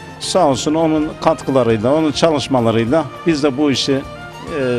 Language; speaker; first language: Turkish; native; Turkish